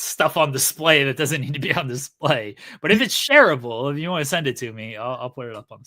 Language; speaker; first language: English; native; English